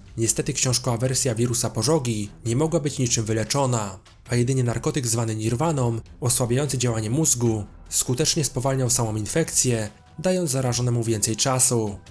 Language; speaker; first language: Polish; native; Polish